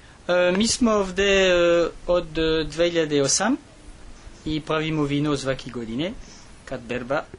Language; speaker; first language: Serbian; non-native, learner; French